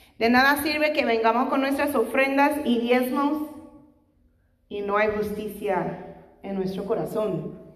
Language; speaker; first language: Spanish; native; Spanish